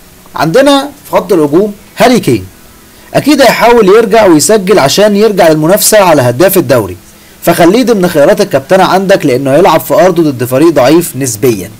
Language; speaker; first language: Arabic; native; Arabic